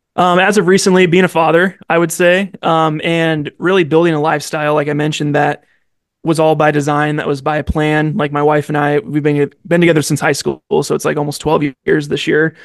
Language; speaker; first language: English; native; English